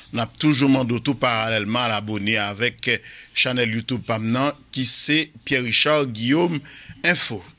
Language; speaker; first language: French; non-native, local second language; Haitian Creole